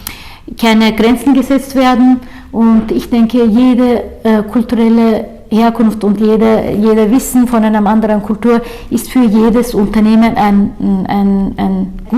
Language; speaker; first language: German; early bilingual, other home language; Turkish